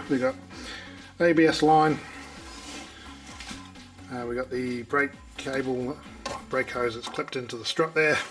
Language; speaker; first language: English; native; English